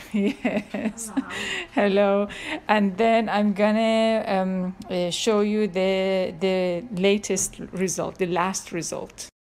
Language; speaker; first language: English; non-native, fluent; Persian